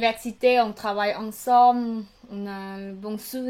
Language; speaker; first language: French; non-native, learner; Khmer